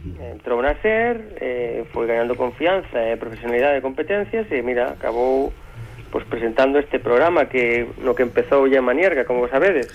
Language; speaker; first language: Galician; native; Galician